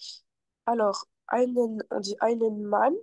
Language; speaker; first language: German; non-native, fluent; French